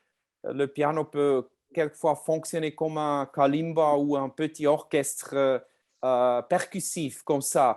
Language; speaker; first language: French; non-native, learner; German